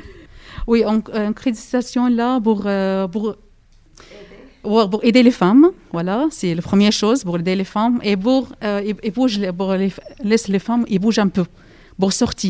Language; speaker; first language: French; non-native, learner; Arabic